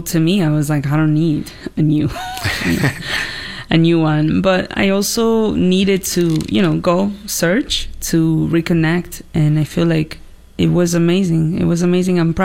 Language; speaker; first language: English; non-native, fluent; Italian